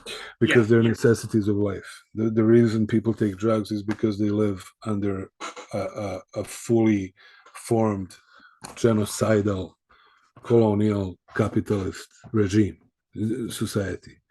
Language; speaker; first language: English; early bilingual, other home language; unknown